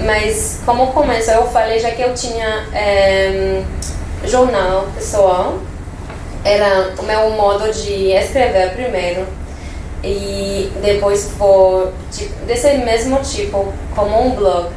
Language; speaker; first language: Portuguese; non-native, fluent; French